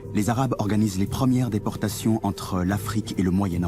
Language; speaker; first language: French; native; French